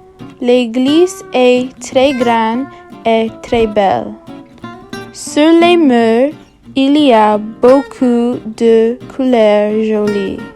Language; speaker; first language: French; non-native, learner; English